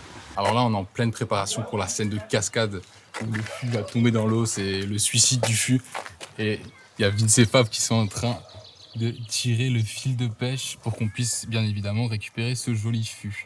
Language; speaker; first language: French; native; French